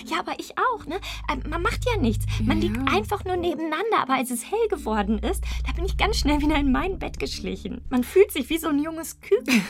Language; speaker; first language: German; early bilingual, other home language; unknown